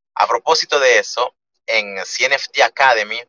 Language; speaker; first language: Spanish; early bilingual, other home language; Italian